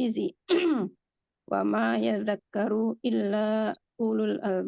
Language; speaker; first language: Arabic; non-native, learner; Indonesian